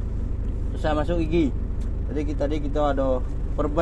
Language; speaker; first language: Indonesian; native; Indonesian